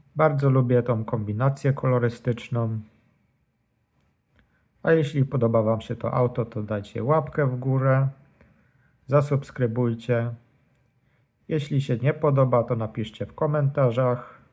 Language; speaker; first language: Polish; native; Polish